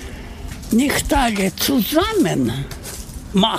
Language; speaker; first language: German; non-native, learner; Russian